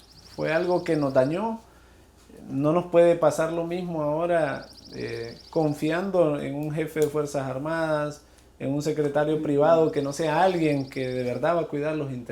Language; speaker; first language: Spanish; native; Spanish